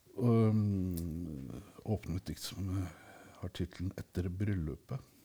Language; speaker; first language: Norwegian; native; Norwegian